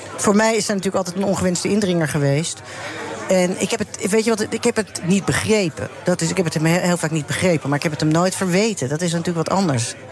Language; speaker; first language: Dutch; native; Dutch